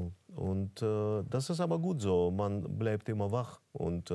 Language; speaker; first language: German; non-native, fluent; Russian